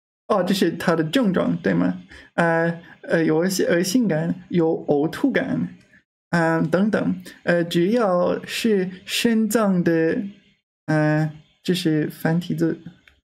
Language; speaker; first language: Chinese; non-native, learner; English